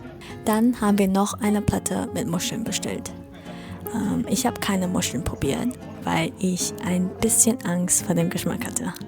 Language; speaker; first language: German; non-native, fluent; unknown